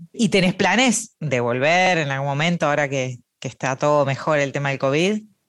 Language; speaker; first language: Spanish; native; Spanish